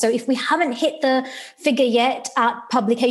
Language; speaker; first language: English; non-native, local second language; Sylheti